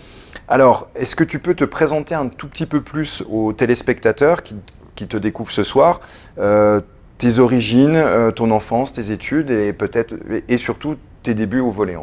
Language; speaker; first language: French; native; French